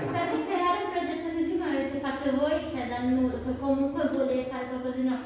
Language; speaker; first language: Italian; non-native, fluent; Portuguese